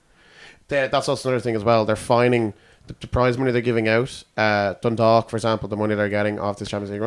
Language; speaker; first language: English; native; English